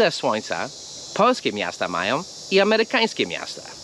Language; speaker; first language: Polish; non-native, fluent; English